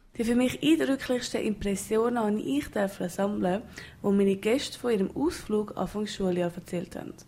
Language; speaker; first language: German; native; German